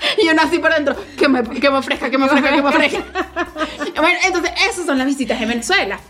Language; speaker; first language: Spanish; native; Spanish